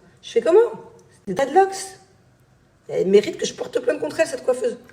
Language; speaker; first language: French; native; French